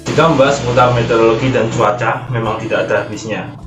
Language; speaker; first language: Indonesian; native; Indonesian